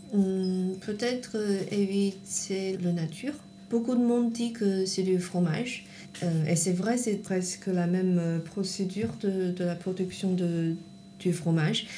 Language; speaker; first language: French; non-native, fluent; Chinese